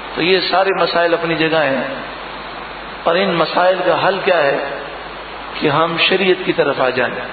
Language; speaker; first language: Urdu; native; Urdu